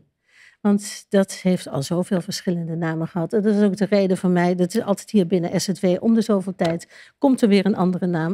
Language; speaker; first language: Dutch; native; Dutch